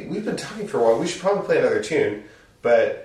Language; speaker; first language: English; native; English